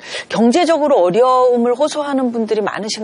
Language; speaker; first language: Korean; native; Korean